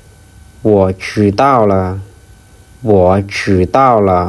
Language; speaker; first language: Chinese; non-native, fluent; Lao